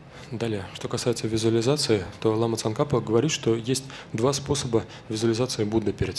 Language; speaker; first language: Russian; native; Russian